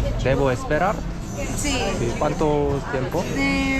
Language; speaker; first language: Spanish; non-native, learner; Korean